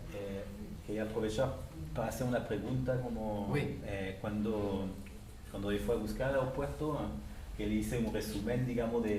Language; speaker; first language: Spanish; native; Spanish